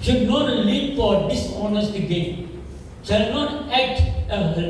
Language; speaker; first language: English; non-native, local second language; Tamil